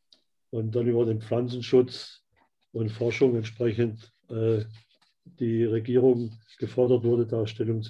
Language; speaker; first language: German; native; German